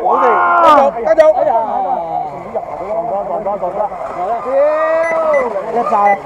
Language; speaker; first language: Cantonese; native; Cantonese